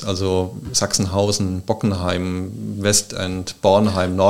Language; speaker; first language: German; native; German